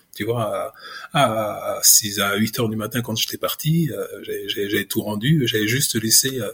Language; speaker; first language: French; native; French